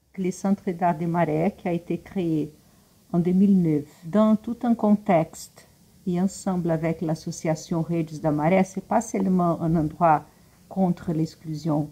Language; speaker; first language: French; non-native, fluent; Portuguese